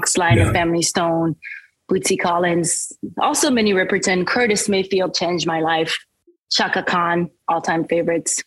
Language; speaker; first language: English; non-native, fluent; French